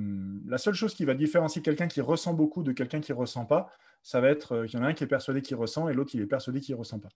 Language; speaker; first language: French; native; French